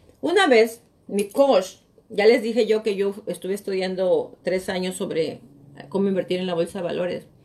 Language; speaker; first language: Spanish; native; Spanish